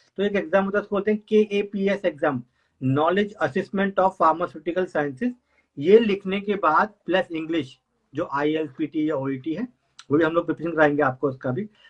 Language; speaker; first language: Hindi; native; Hindi